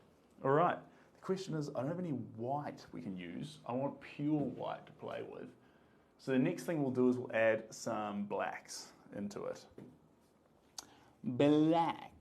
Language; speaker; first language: English; native; English